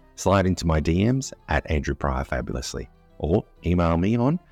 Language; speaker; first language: English; native; English